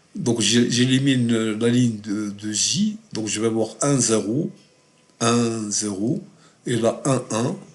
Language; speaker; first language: French; non-native, local second language; Arabic